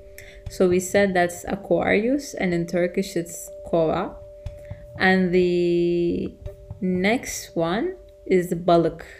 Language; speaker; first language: English; non-native, fluent; Turkish